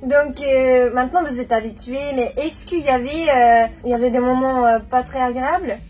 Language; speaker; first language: French; non-native, fluent; Japanese